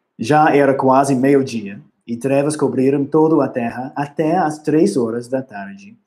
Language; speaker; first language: Portuguese; non-native, learner; English